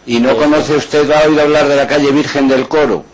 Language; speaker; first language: Spanish; native; Spanish